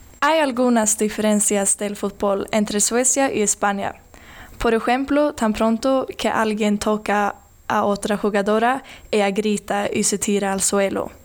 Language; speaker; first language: Spanish; non-native, learner; Swedish